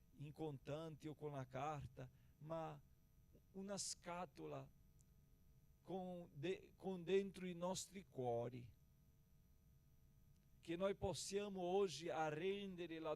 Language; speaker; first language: Italian; non-native, fluent; Portuguese